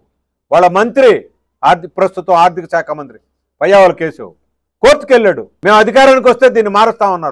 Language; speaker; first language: Telugu; native; Telugu